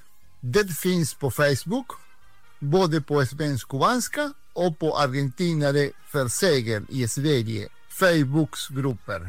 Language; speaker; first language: Swedish; non-native, fluent; Spanish